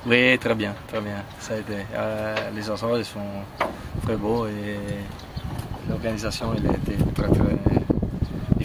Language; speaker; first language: French; non-native, fluent; Italian